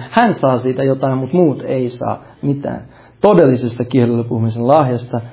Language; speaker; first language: Finnish; early bilingual, heritage; Finnish